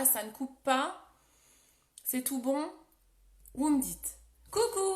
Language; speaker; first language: French; native; French